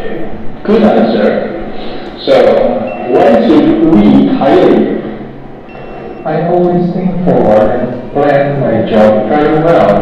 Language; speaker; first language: English; non-native, learner; Indonesian